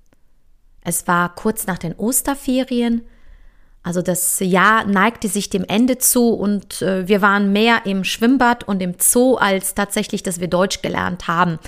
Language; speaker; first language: German; early bilingual, other home language; Polish